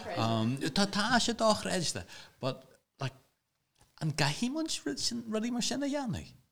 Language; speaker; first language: Irish; non-native, local second language; English